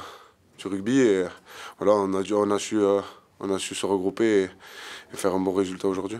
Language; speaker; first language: French; native; French